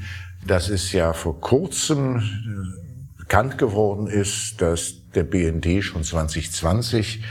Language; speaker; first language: German; native; German